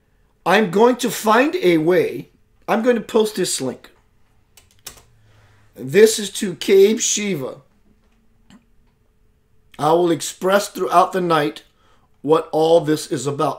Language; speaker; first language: English; native; English